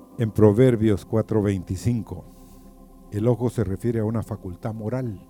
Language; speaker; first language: Spanish; native; Spanish